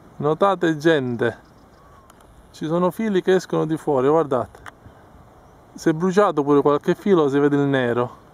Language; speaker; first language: Italian; native; Italian